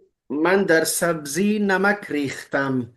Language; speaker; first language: Persian; non-native, fluent; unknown